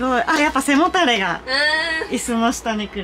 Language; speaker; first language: Japanese; native; Japanese